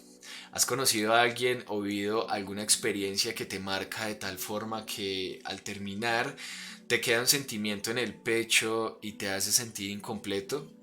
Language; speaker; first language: Spanish; native; Spanish